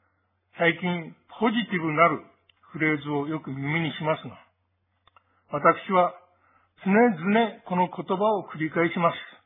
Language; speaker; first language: Japanese; native; Japanese